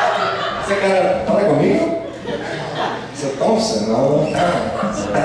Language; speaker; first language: Portuguese; non-native, learner; English